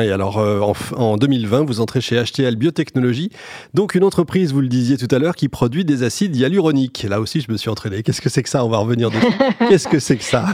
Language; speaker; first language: French; native; French